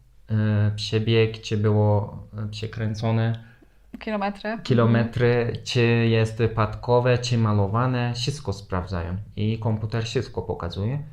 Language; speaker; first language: Polish; non-native, fluent; Turkish